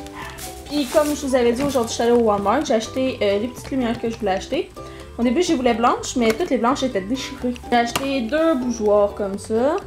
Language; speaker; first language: French; native; French